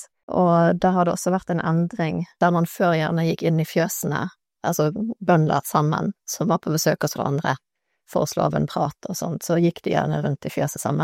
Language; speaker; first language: Norwegian; native; Norwegian